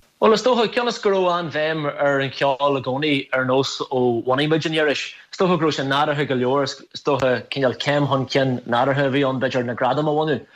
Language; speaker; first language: Irish; non-native, local second language; English